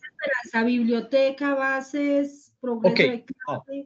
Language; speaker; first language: Spanish; native; Spanish